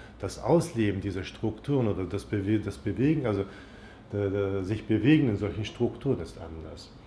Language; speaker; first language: German; non-native, fluent; Turkish